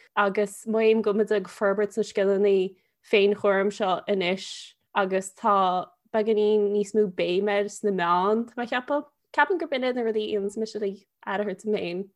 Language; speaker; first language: Irish; non-native, local second language; English